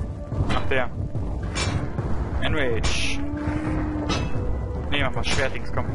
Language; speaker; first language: German; native; German